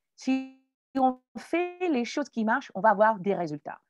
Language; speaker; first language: French; non-native, fluent; English